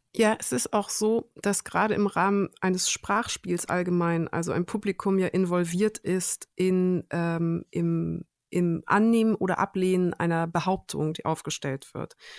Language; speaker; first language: German; native; German